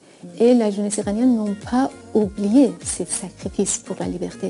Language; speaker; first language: French; non-native, fluent; Persian